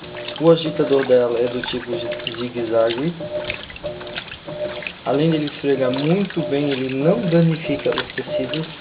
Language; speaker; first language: Portuguese; native; Portuguese